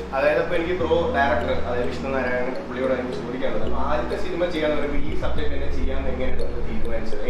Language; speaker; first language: Malayalam; non-native, local second language; Tamil